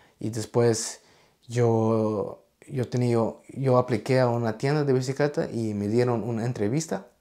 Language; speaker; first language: Spanish; early bilingual, heritage; Spanish